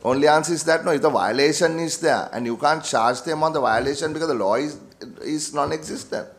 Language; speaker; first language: English; non-native, local second language; Sinhala